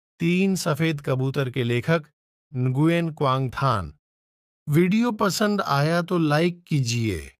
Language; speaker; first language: Hindi; native; Hindi